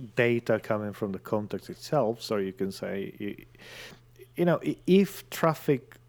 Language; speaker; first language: English; non-native, fluent; Italian